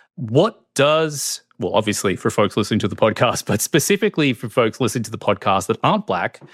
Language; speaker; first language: English; native; English